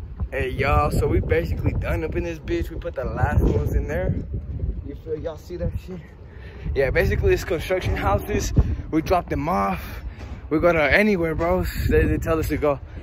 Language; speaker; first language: English; early bilingual, other home language; Spanish